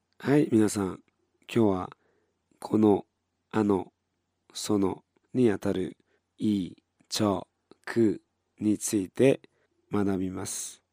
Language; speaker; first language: Japanese; non-native, fluent; Korean